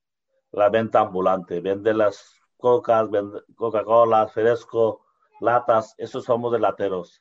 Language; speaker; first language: Spanish; non-native, learner; Bangla